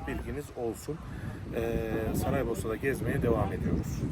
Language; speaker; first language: Turkish; native; Turkish